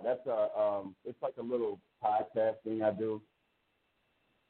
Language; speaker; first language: English; native; English